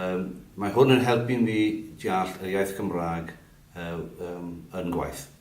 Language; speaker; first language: Welsh; non-native, learner; English